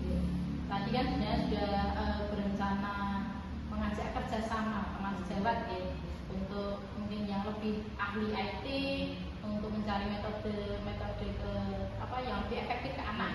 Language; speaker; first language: Indonesian; non-native, local second language; Javanese